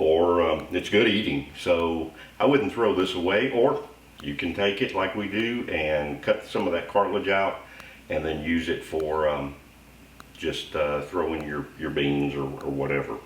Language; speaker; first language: English; native; English